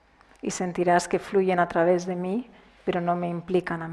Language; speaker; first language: Spanish; native; Spanish